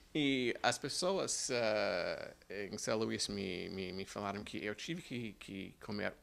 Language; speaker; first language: Portuguese; non-native, fluent; English